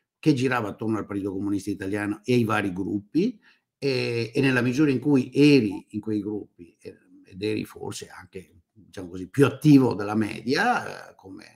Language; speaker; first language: Italian; native; Italian